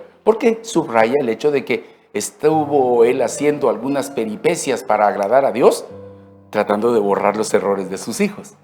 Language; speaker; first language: Spanish; native; Spanish